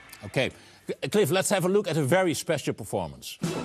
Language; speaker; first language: English; non-native, fluent; Dutch